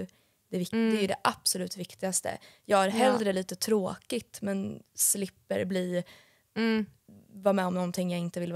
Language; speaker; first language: Swedish; native; Swedish